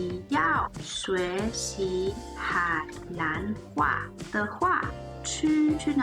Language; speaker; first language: Chinese; non-native, learner; English